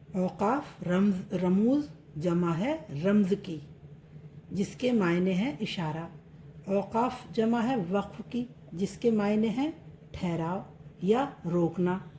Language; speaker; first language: Hindi; native; Hindi